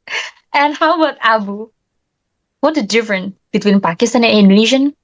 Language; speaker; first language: English; non-native, learner; Indonesian